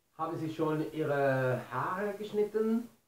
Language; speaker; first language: German; non-native, learner; Spanish